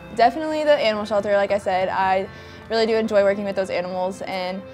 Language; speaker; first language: English; native; English